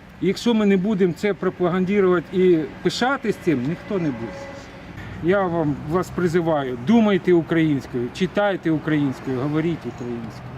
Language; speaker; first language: Ukrainian; non-native, local second language; Russian